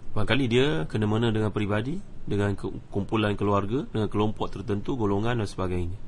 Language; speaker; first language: Malay; native; Malay